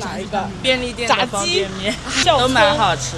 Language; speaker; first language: Chinese; native; Chinese